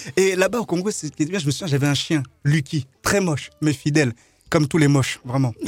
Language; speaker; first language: French; early bilingual, other home language; Lingala